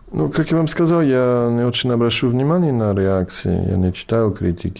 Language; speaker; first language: Russian; non-native, fluent; English